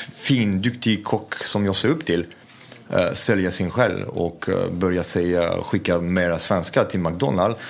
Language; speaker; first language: Swedish; non-native, fluent; French